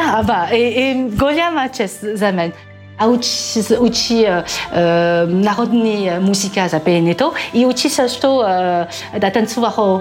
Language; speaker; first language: Bulgarian; non-native, learner; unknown